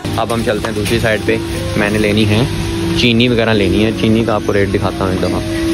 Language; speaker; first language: Urdu; native; Urdu